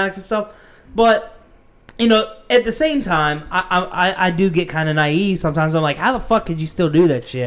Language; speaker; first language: English; native; English